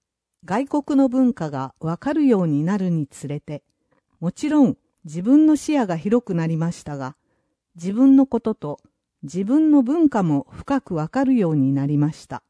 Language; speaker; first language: Japanese; non-native, fluent; English